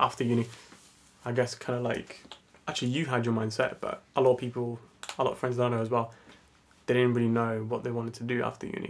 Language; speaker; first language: English; non-native, fluent; Italian